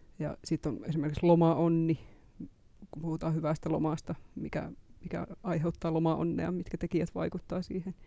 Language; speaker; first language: Finnish; native; Finnish